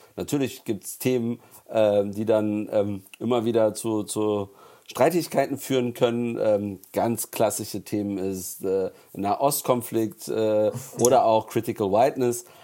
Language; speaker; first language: German; early bilingual, other home language; Turkish